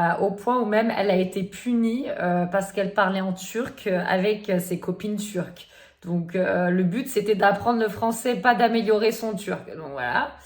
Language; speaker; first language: French; early bilingual, other home language; Turkish